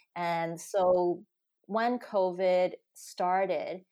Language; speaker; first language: English; non-native, local second language; Cantonese